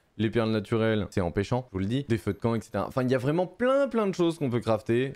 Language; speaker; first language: French; native; French